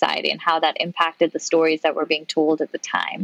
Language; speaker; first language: English; non-native, local second language; Urdu